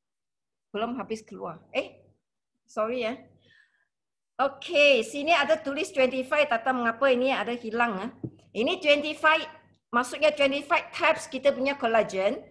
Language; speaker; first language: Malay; non-native, local second language; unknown